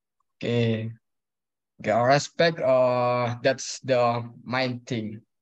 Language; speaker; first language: English; non-native, learner; Indonesian